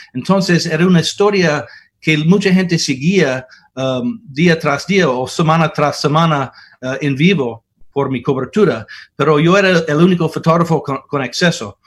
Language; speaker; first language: Spanish; non-native, fluent; English